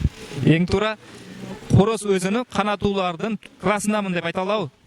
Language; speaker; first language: Kyrgyz; native; Kyrgyz